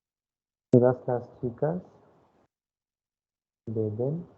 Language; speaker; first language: Spanish; non-native, fluent; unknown